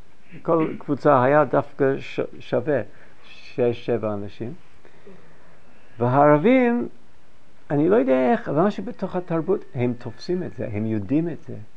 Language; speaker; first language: Hebrew; non-native, fluent; English